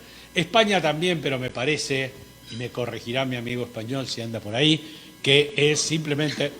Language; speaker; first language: Spanish; native; Spanish